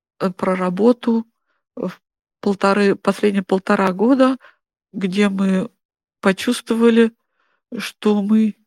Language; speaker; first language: Russian; non-native, fluent; German